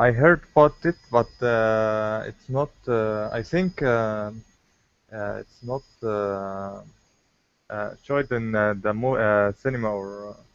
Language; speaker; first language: English; non-native, learner; Arabic